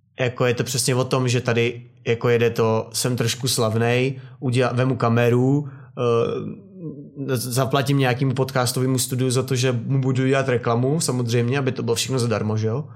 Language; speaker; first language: Czech; native; Czech